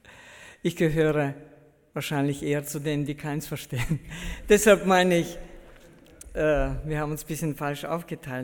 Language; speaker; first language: German; early bilingual, heritage; German